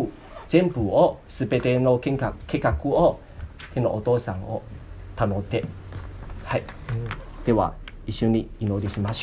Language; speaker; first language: Japanese; non-native, learner; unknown